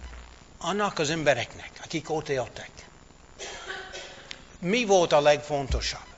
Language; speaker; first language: Hungarian; non-native, fluent; English